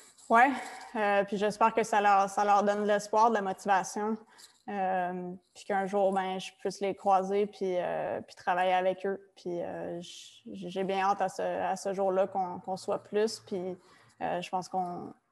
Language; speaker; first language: French; native; French